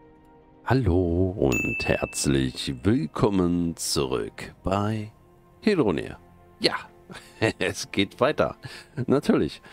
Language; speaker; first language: German; native; German